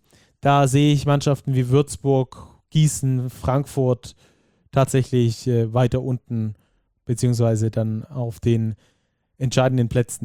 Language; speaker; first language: German; native; German